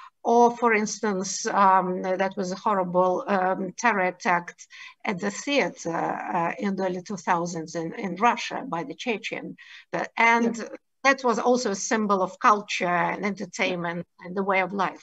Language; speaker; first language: English; non-native, fluent; Russian